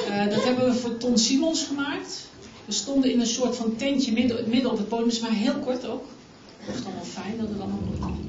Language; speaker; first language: Dutch; native; Dutch